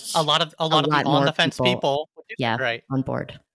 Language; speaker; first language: English; native; English